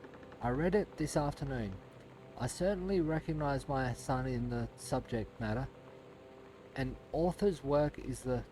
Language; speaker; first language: English; native; English